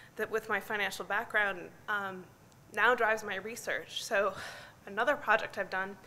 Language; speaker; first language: English; native; English